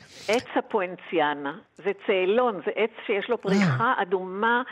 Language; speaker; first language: Hebrew; native; Hebrew